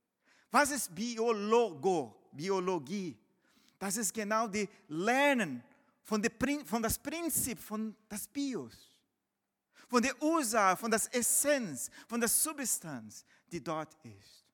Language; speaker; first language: German; non-native, fluent; Portuguese